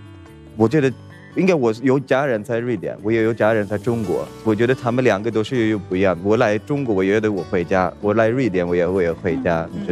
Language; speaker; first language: Chinese; non-native, fluent; Swedish